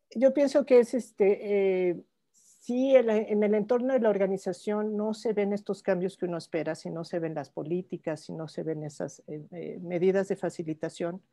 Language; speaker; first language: Spanish; native; Spanish